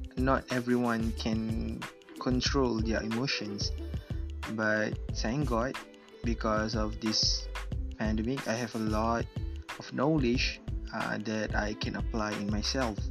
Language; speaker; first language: English; non-native, local second language; Malay